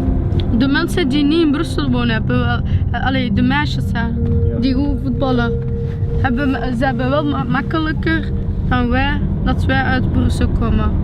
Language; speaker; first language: Dutch; non-native, local second language; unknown